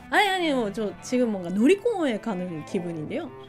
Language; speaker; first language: Korean; non-native, learner; Japanese